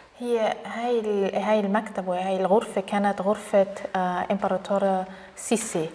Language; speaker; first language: Arabic; early bilingual, heritage; Arabic